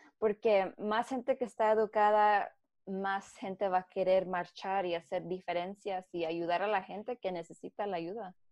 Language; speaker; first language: Spanish; early bilingual, heritage; Spanish